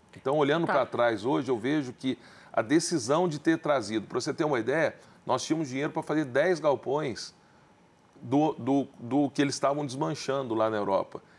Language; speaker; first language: Portuguese; native; Portuguese